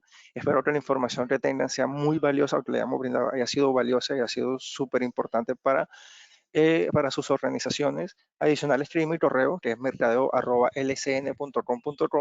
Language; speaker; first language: Spanish; native; Spanish